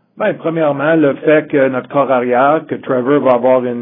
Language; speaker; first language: French; native; French